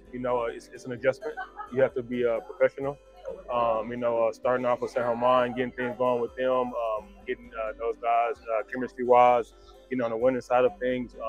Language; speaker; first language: English; native; English